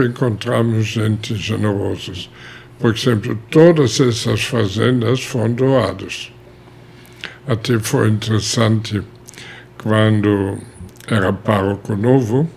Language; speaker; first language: Portuguese; non-native, fluent; German